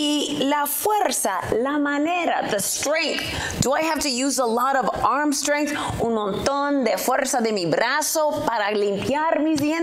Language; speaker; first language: Spanish; non-native, learner; English